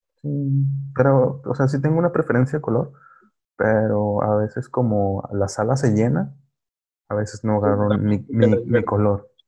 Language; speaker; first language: Spanish; native; Spanish